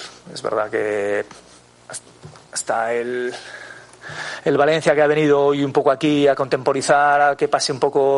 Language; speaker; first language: Spanish; native; Spanish